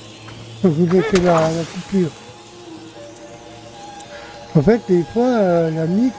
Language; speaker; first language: French; native; French